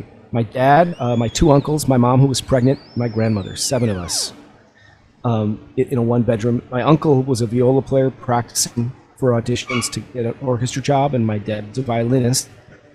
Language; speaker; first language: English; early bilingual, other home language; Russian